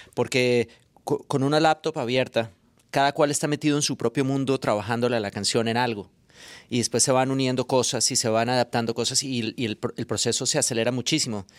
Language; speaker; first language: Spanish; native; Spanish